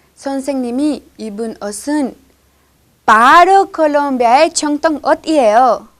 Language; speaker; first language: Korean; non-native, learner; Spanish